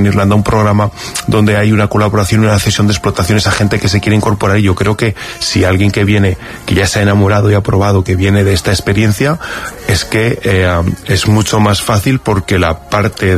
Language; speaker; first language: Spanish; native; Spanish